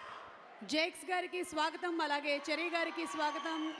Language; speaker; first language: Telugu; native; Telugu